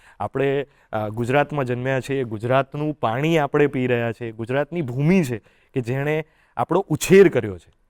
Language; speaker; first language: Gujarati; native; Gujarati